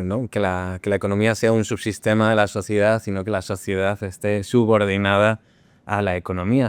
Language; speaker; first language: Spanish; native; Spanish